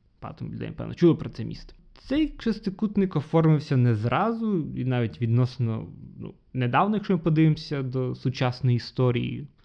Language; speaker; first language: Ukrainian; non-native, local second language; Russian